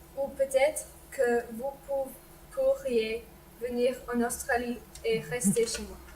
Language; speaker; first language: French; non-native, learner; English